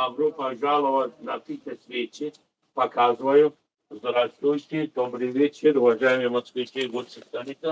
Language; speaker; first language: Russian; non-native, fluent; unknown